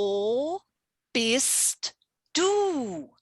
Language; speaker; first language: German; non-native, fluent; English